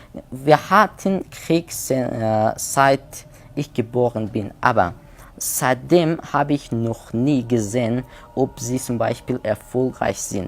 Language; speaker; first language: German; non-native, learner; Persian